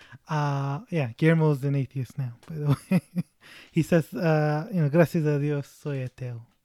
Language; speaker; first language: English; early bilingual, other home language; Spanish